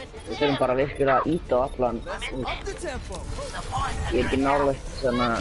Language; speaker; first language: Icelandic; early bilingual, other home language; Norwegian